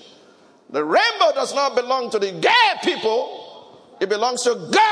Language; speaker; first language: English; non-native, local second language; Yoruba